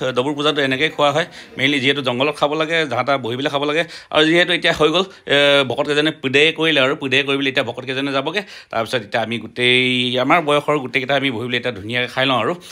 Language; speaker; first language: Assamese; non-native, local second language; Mising